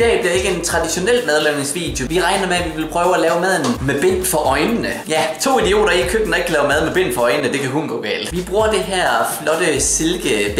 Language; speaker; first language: Danish; native; Danish